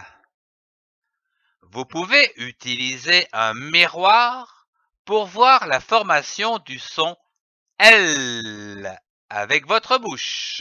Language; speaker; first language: French; native; French